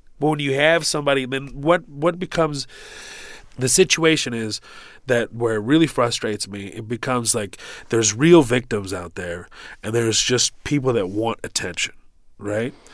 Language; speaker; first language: English; early bilingual, other home language; Arabic